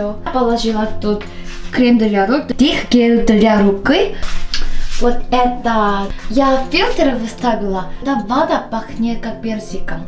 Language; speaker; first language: Russian; non-native, learner; Korean